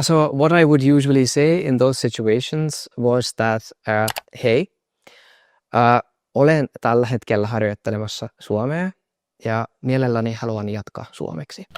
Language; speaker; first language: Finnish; non-native, fluent; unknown